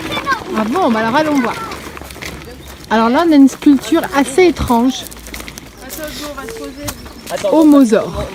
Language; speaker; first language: French; native; French